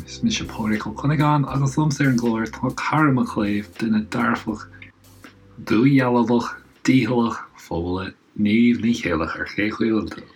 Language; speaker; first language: Irish; non-native, local second language; English